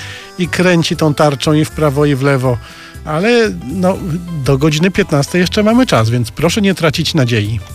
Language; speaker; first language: Polish; native; Polish